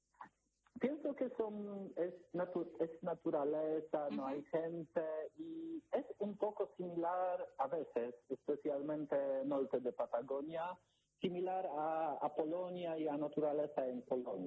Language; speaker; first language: Spanish; non-native, learner; Polish